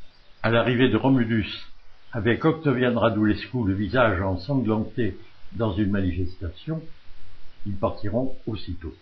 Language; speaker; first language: French; native; French